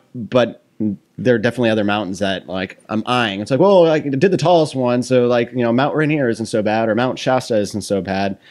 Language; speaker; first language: English; native; English